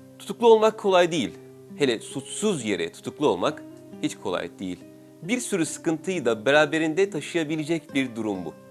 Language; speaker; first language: Turkish; native; Turkish